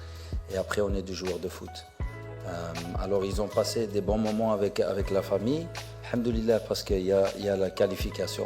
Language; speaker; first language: French; non-native, fluent; Arabic